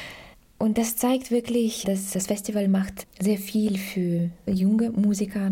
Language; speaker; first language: German; non-native, fluent; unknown